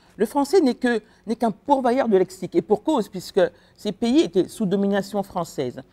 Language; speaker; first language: French; non-native, local second language; Kongo